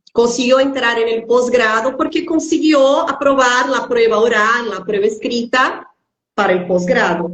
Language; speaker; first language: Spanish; non-native, fluent; Portuguese